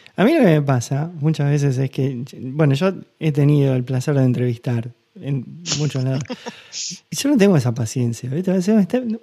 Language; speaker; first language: Spanish; native; Spanish